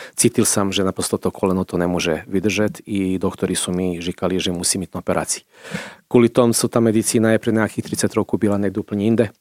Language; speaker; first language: Czech; non-native, fluent; Serbian